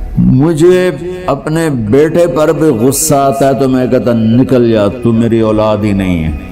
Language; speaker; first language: Urdu; non-native, local second language; Punjabi